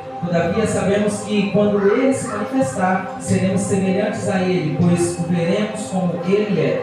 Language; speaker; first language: Portuguese; native; Portuguese